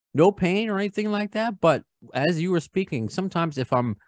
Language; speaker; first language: English; native; English